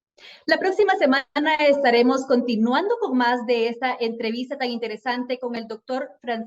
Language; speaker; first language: Spanish; native; Spanish